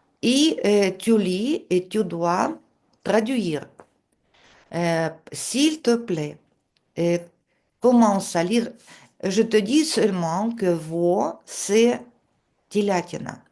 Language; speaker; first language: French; non-native, fluent; Russian